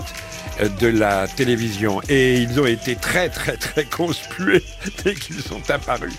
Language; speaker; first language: French; native; French